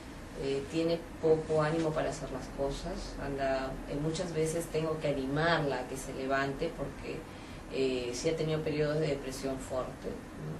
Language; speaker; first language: Spanish; native; Spanish